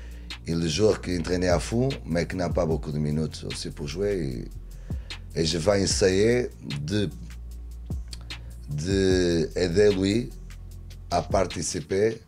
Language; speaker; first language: French; non-native, learner; Portuguese